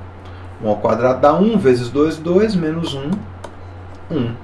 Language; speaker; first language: Portuguese; native; Portuguese